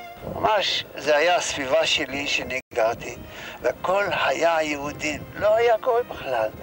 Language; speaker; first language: Hebrew; non-native, fluent; Yiddish